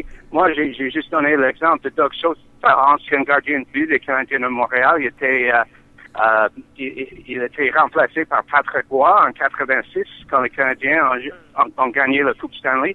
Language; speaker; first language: French; non-native, learner; English